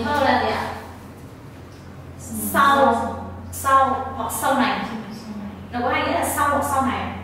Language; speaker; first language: Chinese; non-native, fluent; Vietnamese